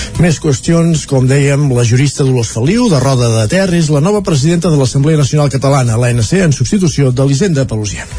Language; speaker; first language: Catalan; native; Catalan